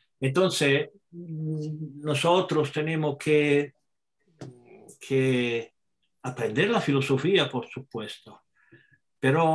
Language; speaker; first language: Spanish; non-native, fluent; Italian